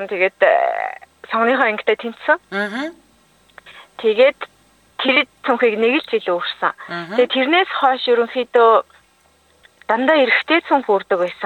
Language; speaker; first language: Mongolian; native; Mongolian